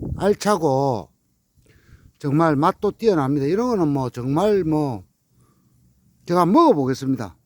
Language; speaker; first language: Korean; native; Korean